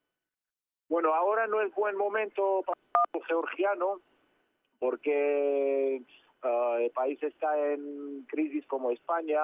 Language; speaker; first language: Spanish; non-native, fluent; Georgian